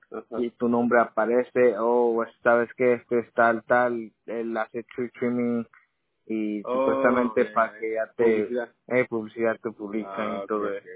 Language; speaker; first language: Spanish; early bilingual, heritage; Spanish